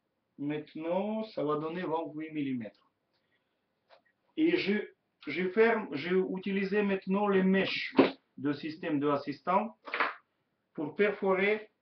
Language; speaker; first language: French; non-native, learner; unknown